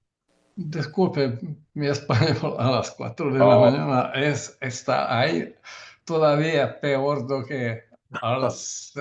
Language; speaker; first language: Spanish; non-native, learner; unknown